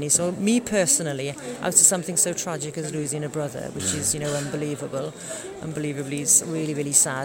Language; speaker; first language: English; native; English